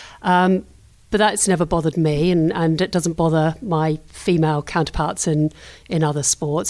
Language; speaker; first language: English; native; English